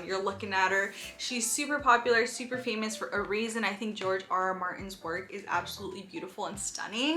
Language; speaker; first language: English; native; English